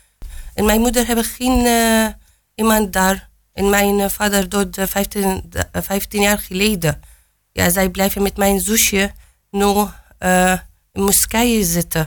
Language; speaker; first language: Dutch; non-native, learner; Arabic